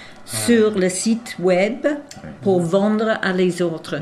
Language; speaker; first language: French; non-native, fluent; English